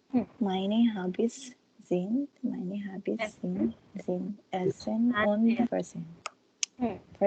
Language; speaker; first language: German; non-native, learner; Filipino